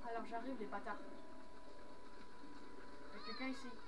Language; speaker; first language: French; native; French